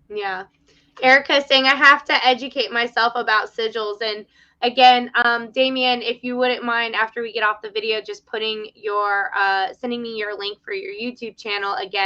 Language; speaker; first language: English; native; English